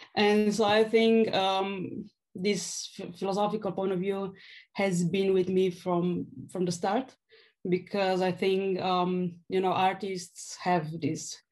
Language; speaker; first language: English; non-native, fluent; Slovenian